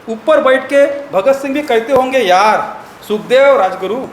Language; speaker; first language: Hindi; non-native, local second language; Marathi